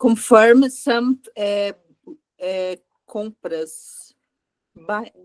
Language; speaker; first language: English; non-native, learner; Portuguese